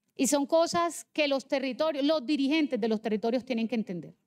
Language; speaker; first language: Spanish; native; Spanish